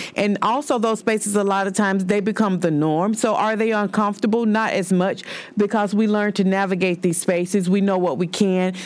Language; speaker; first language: English; native; English